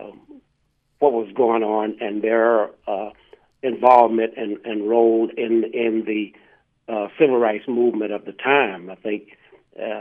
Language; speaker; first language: English; native; English